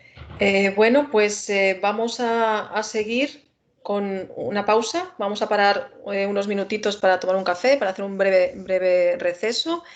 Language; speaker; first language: Spanish; native; Spanish